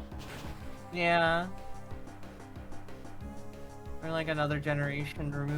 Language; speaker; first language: English; native; English